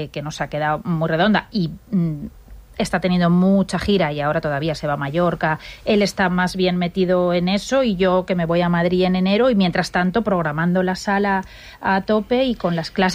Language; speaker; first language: Spanish; native; Spanish